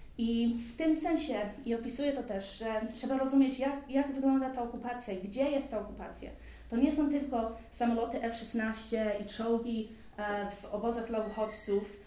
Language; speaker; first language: Polish; early bilingual, heritage; Polish